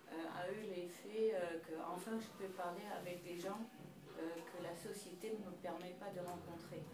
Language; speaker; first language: French; non-native, fluent; Dutch